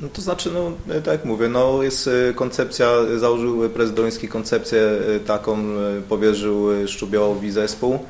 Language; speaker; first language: Polish; native; Polish